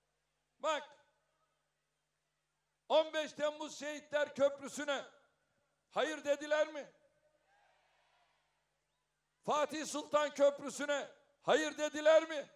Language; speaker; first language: Turkish; native; Turkish